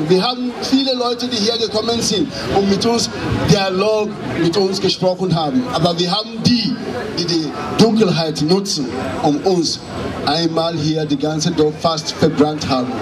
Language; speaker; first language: German; non-native, fluent; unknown